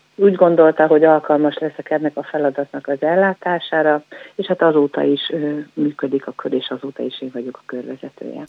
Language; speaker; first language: Hungarian; native; Hungarian